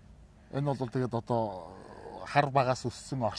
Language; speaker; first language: Mongolian; native; Mongolian